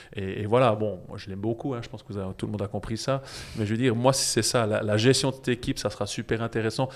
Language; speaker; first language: French; native; French